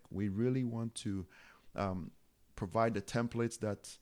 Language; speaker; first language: English; non-native, local second language; Akan